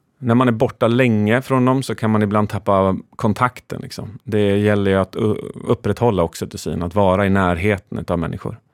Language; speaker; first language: Swedish; native; Swedish